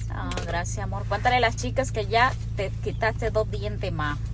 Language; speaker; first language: Spanish; native; Spanish